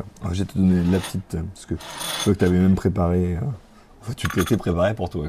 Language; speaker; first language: French; native; French